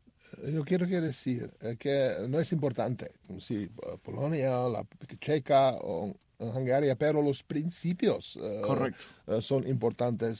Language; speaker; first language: Spanish; non-native, learner; Czech